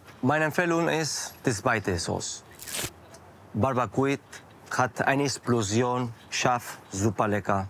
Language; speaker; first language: German; non-native, learner; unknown